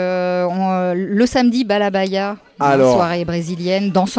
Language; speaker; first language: French; native; French